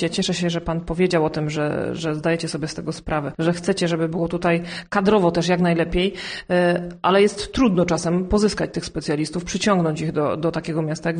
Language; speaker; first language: Polish; native; Polish